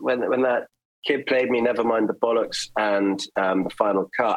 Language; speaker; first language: English; early bilingual, other home language; German